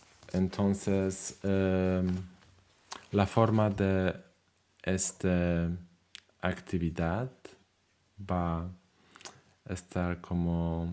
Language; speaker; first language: Spanish; non-native, fluent; Polish